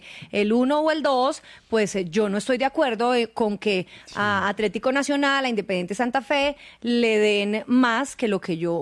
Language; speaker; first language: Spanish; native; Spanish